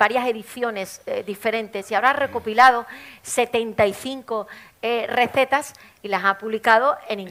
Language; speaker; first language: Spanish; native; Spanish